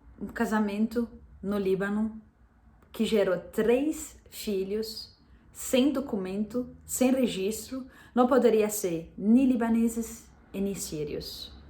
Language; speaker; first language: Portuguese; non-native, fluent; Arabic